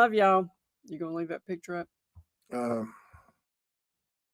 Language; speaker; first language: English; native; English